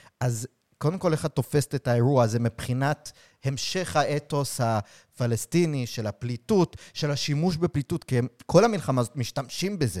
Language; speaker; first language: Hebrew; early bilingual, heritage; Hebrew